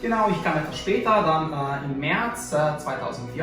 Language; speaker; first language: German; non-native, fluent; Serbian